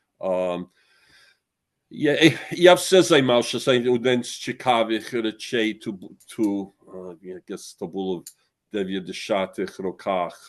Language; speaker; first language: Ukrainian; early bilingual, heritage; Ukrainian